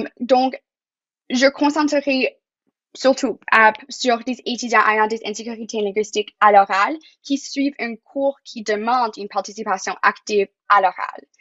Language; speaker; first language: French; non-native, local second language; English